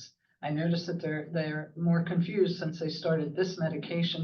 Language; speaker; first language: English; native; English